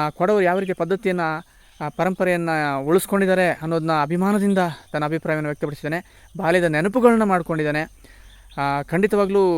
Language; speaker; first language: Kannada; non-native, local second language; Kodava